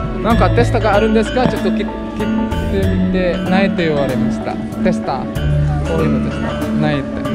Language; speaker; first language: Japanese; non-native, fluent; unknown